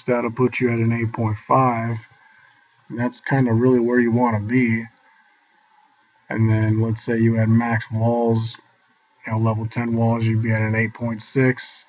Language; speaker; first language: English; native; English